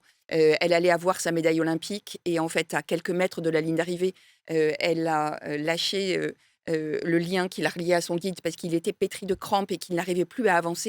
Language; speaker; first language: French; native; French